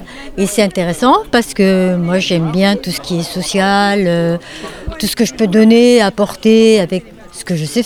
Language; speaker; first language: French; native; French